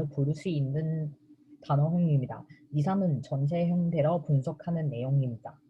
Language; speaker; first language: Korean; non-native, fluent; Chinese